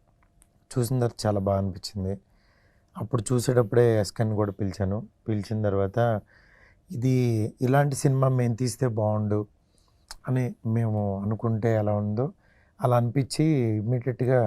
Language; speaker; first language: Telugu; native; Telugu